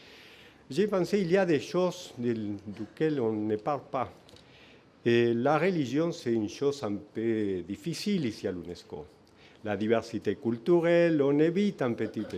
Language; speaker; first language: French; non-native, fluent; Spanish